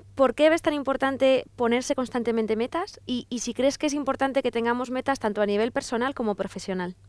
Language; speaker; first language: Spanish; native; Spanish